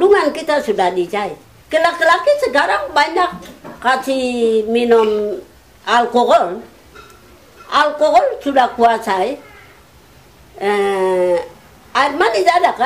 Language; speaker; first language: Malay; non-native, local second language; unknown